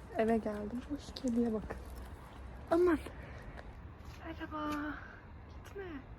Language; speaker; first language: Turkish; native; Turkish